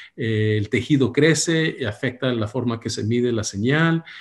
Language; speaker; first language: Spanish; early bilingual, heritage; Spanish